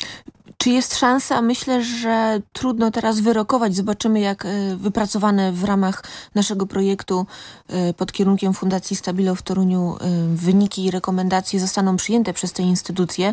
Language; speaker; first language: Polish; native; Polish